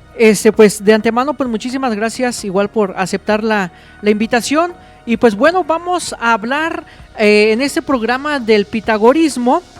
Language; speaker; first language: Spanish; native; Spanish